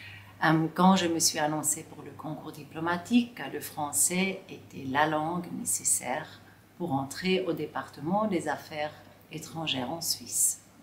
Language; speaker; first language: French; non-native, local second language; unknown